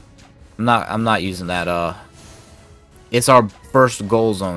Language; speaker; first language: English; native; English